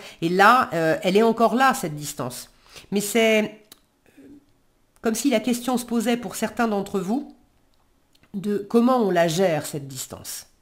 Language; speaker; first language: French; native; French